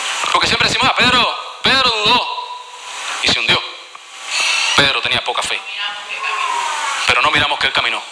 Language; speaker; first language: Spanish; native; Spanish